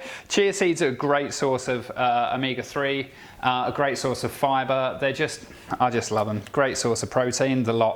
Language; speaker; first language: English; native; English